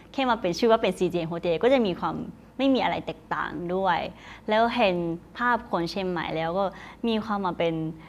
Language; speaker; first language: Thai; non-native, learner; Japanese